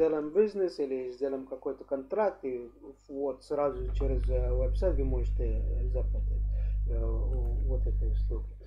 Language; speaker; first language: Russian; non-native, learner; English